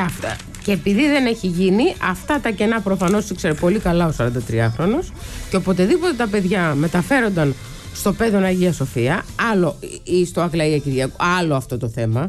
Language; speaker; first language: Greek; native; Greek